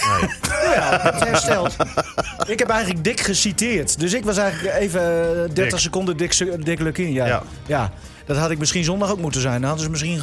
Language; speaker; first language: Dutch; native; Dutch